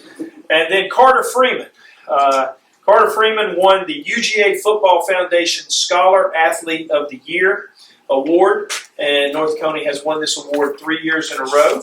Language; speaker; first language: English; native; English